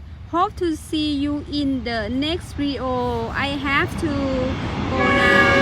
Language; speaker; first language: English; non-native, learner; Thai